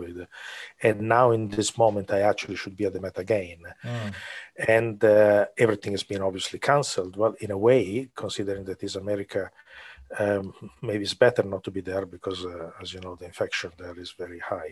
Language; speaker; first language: English; non-native, fluent; Italian